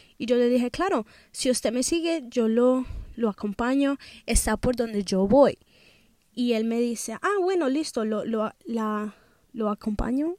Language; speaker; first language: Spanish; early bilingual, heritage; Spanish